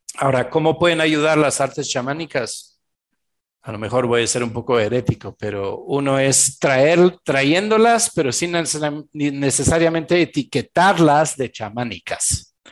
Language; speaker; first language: Spanish; non-native, fluent; French